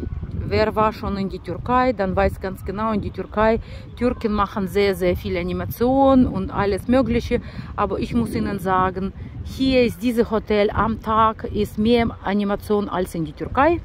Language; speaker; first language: German; non-native, learner; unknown